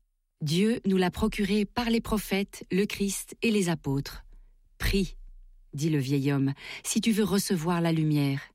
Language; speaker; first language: French; native; French